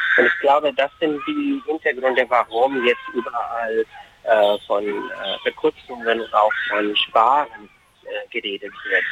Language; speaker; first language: German; non-native, fluent; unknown